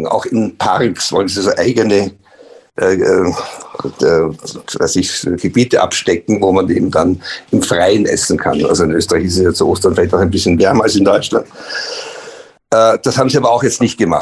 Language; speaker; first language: German; native; German